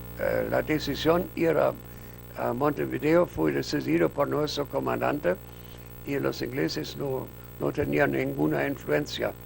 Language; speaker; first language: Spanish; non-native, fluent; German